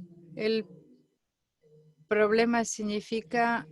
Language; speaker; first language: Spanish; non-native, fluent; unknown